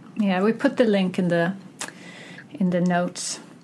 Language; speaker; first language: English; non-native, fluent; Swedish